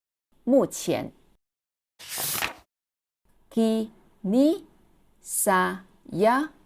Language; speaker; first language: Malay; non-native, local second language; Chinese